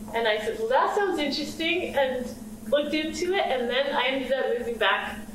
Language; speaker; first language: English; native; English